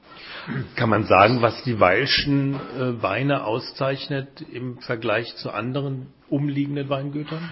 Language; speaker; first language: German; native; German